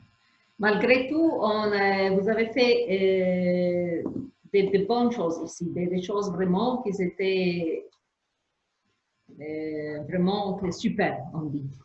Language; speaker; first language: French; non-native, fluent; Arabic